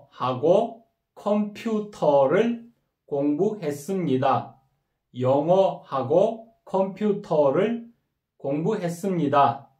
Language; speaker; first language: Korean; non-native, fluent; Kyrgyz